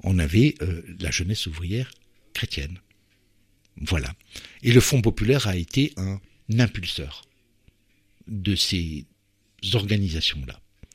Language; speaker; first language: French; native; French